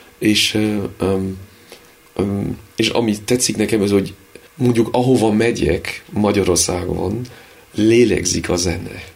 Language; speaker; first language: Hungarian; early bilingual, heritage; Hungarian